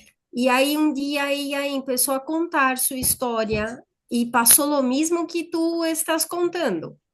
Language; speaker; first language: Spanish; non-native, fluent; Portuguese